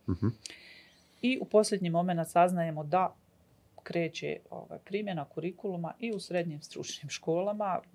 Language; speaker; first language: Bosnian; native; Bosnian